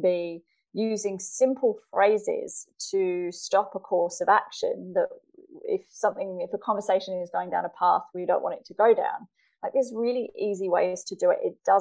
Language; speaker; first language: English; native; English